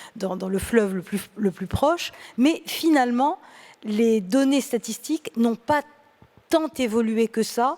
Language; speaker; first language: French; native; French